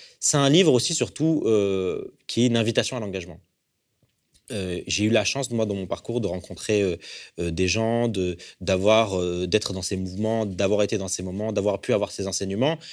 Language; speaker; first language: French; early bilingual, other home language; Arabic